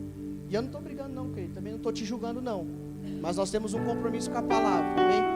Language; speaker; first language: Portuguese; native; Portuguese